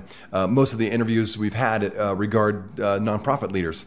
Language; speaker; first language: English; native; English